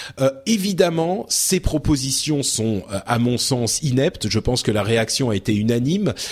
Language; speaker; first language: French; early bilingual, other home language; Arabic